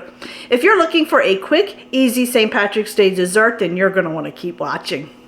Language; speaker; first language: English; native; English